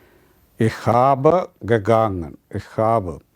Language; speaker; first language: German; non-native, learner; Malayalam